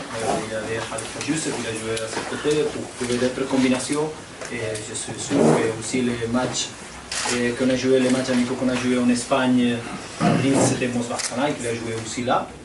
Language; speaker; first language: French; non-native, fluent; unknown